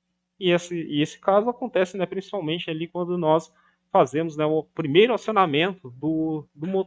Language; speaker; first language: Portuguese; native; Portuguese